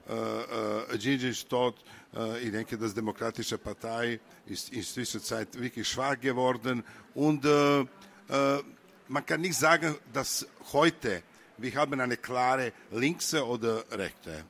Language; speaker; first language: German; non-native, learner; Serbian